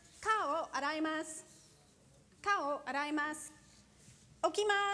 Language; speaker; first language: Japanese; non-native, fluent; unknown